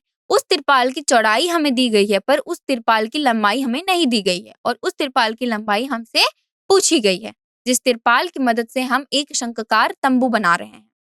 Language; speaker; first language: Hindi; native; Hindi